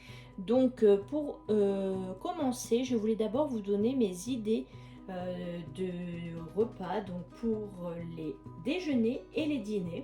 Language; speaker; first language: French; native; French